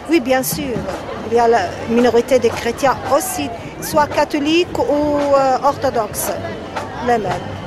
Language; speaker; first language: French; non-native, fluent; Arabic